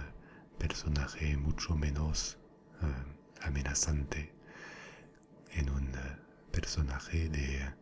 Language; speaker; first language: Spanish; non-native, fluent; French